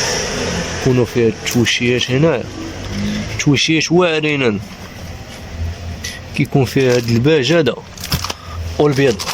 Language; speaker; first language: Arabic; native; Arabic